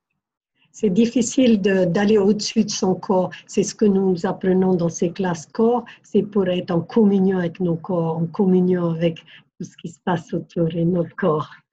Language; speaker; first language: French; non-native, fluent; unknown